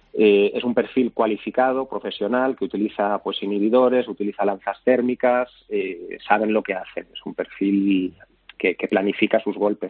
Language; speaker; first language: Spanish; native; Spanish